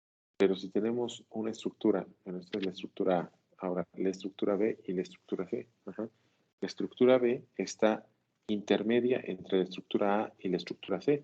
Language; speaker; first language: Spanish; native; Spanish